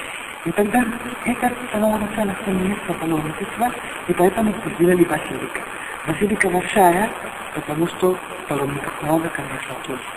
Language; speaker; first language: Russian; non-native, learner; Italian